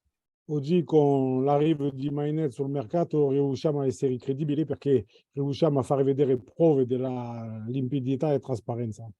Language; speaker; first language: Italian; non-native, fluent; French